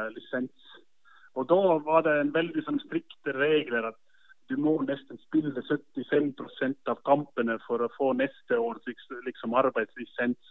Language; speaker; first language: Norwegian; non-native, fluent; Estonian